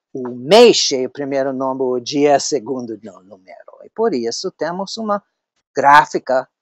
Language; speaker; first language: Portuguese; non-native, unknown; English